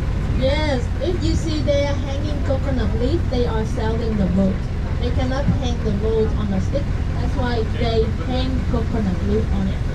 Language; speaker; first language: English; non-native, fluent; Vietnamese